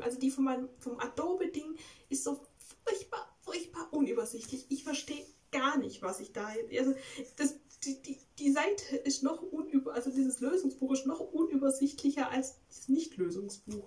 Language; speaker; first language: German; native; German